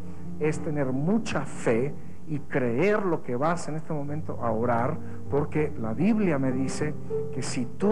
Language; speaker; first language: Spanish; native; Spanish